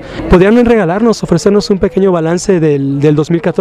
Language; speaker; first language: Spanish; native; Spanish